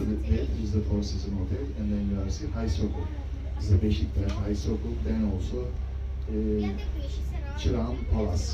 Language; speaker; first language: English; non-native, learner; Turkish